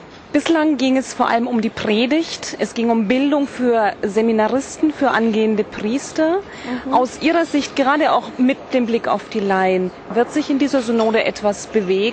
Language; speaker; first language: German; native; German